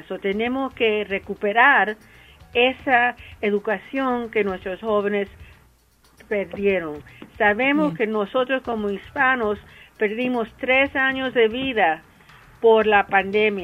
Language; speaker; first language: Spanish; early bilingual, heritage; English